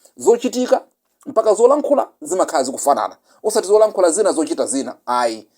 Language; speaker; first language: Nyanja; non-native, local second language; Yao